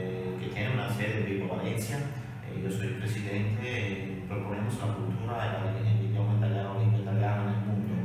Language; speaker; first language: Spanish; non-native, learner; Italian